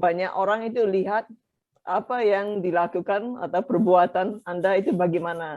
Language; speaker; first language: Indonesian; non-native, fluent; Japanese